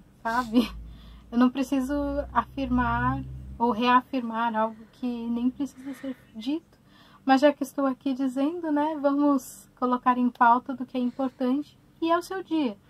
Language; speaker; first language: Portuguese; native; Portuguese